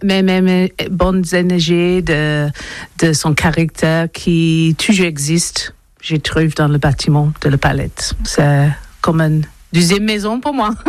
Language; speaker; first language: French; non-native, learner; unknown